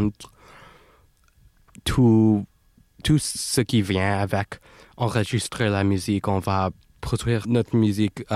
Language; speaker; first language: French; non-native, local second language; English